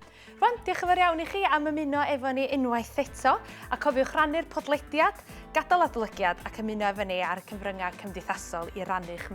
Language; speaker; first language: Welsh; native; Welsh